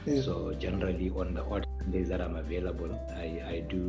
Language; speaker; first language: English; non-native, local second language; Tswana